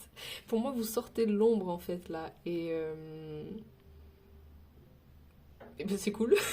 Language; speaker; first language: French; native; French